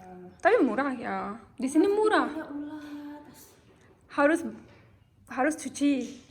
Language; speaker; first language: Indonesian; non-native, learner; Turkish